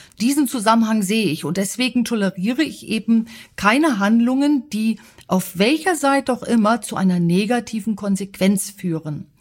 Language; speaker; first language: German; native; German